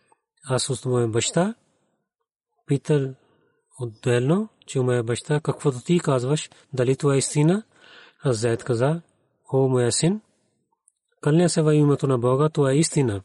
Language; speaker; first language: Bulgarian; non-native, learner; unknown